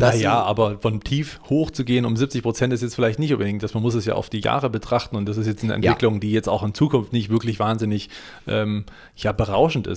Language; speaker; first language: German; native; German